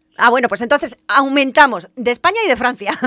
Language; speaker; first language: Spanish; native; Spanish